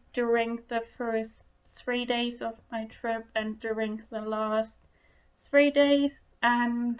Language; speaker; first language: English; non-native, fluent; German